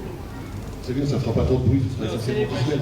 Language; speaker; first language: French; native; French